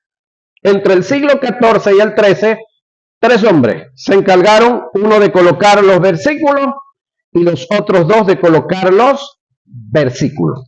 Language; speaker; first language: Spanish; native; Spanish